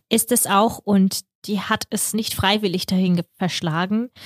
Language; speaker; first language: German; early bilingual, other home language; Russian